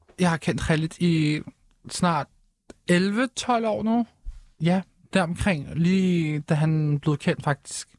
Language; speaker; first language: Danish; early bilingual, other home language; Arabic